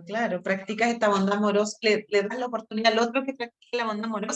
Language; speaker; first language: Spanish; native; Spanish